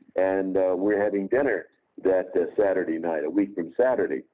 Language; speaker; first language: English; native; English